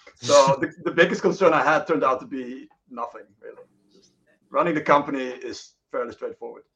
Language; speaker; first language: English; non-native, fluent; Dutch